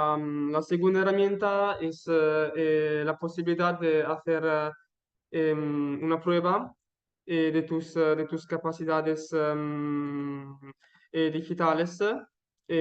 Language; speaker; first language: Spanish; non-native, learner; Italian